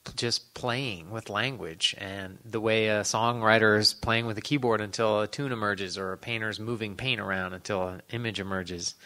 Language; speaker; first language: English; native; English